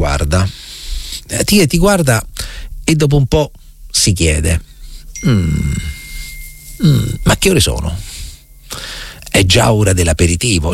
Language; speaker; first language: Italian; native; Italian